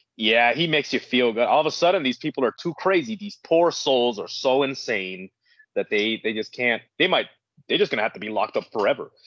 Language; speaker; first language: English; native; English